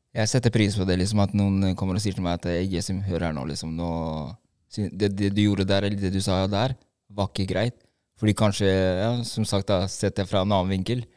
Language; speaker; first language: Norwegian; early bilingual, other home language; Albanian